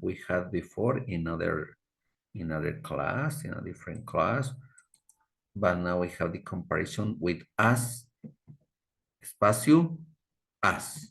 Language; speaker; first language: English; non-native, fluent; Spanish